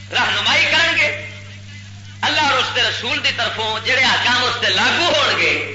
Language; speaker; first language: Urdu; non-native, local second language; Punjabi